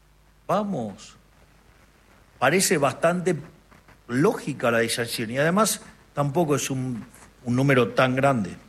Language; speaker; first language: Spanish; native; Spanish